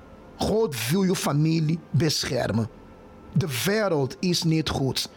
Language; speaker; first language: Dutch; non-native, fluent; Portuguese